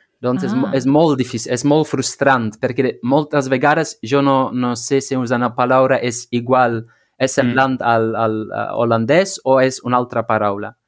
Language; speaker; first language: Catalan; non-native, learner; Dutch